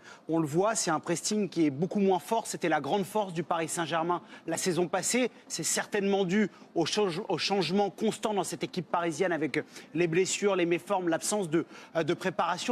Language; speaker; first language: French; native; French